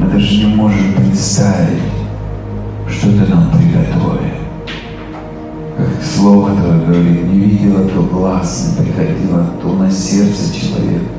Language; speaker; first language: Russian; native; Russian